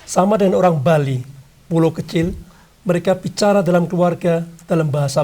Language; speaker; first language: Indonesian; non-native, local second language; Javanese